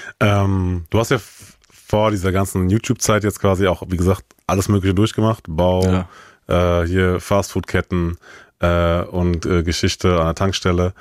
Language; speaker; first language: German; native; German